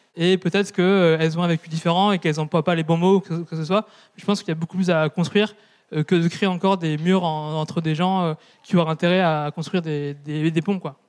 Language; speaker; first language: French; native; French